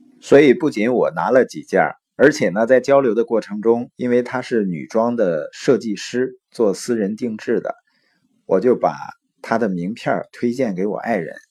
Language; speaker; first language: Chinese; native; Chinese